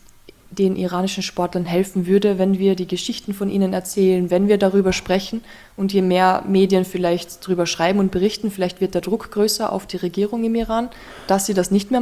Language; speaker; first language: German; native; German